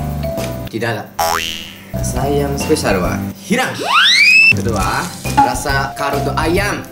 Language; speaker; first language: Indonesian; non-native, learner; Japanese